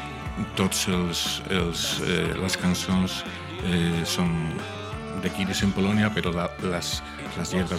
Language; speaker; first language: Catalan; non-native, local second language; Spanish